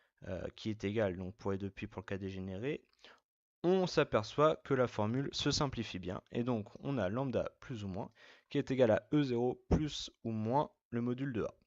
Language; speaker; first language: French; native; French